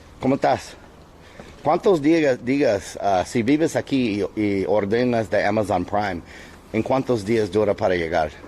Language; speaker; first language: Spanish; non-native, learner; English